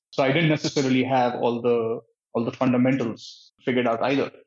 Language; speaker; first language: English; non-native, local second language; Hindi